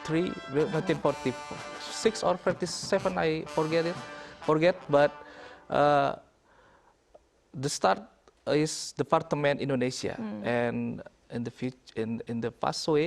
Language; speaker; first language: English; non-native, learner; Indonesian